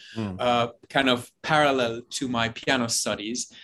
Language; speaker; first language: English; non-native, fluent; Hebrew